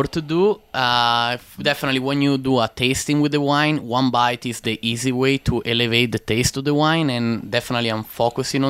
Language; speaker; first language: English; non-native, learner; Italian